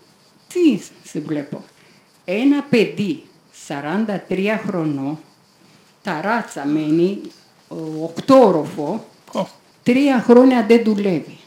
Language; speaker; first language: Greek; non-native, learner; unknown